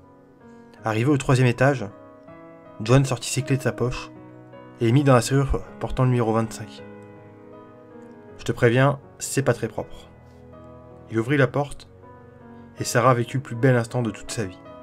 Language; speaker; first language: French; native; French